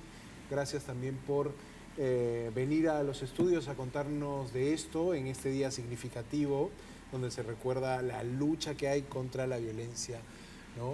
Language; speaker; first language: Spanish; native; Spanish